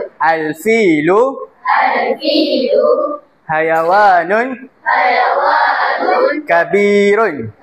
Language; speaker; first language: Arabic; non-native, learner; Malay